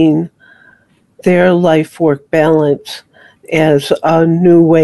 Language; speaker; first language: English; native; English